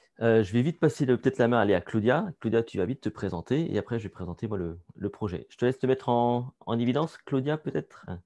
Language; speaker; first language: French; native; French